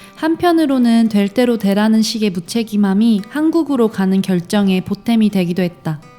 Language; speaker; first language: Korean; native; Korean